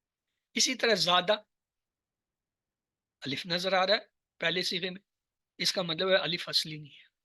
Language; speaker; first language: Urdu; native; Urdu